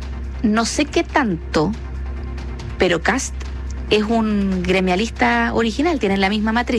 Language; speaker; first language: Spanish; native; Spanish